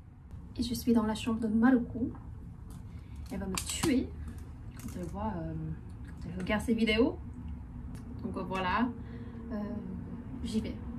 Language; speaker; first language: French; non-native, fluent; Korean